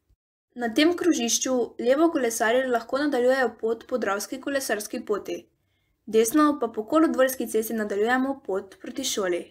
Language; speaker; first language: Slovenian; native; Slovenian